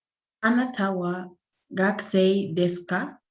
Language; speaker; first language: Japanese; non-native, learner; Spanish